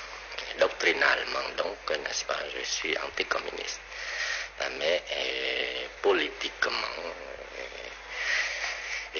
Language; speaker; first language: French; non-native, local second language; Vietnamese